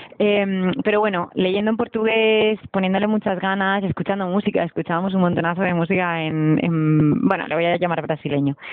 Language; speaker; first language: Spanish; native; Spanish